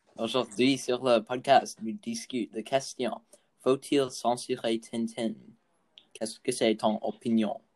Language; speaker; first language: French; non-native, learner; English